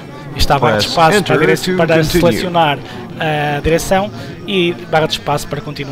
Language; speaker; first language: Portuguese; native; Portuguese